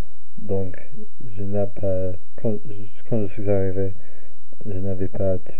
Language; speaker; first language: French; non-native, learner; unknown